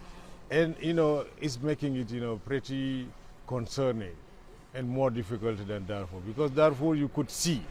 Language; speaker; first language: English; non-native, fluent; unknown